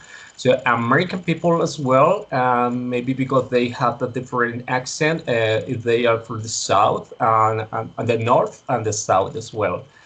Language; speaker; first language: English; non-native, learner; Spanish